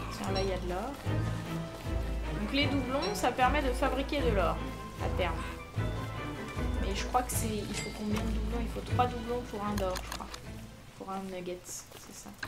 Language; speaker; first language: French; native; French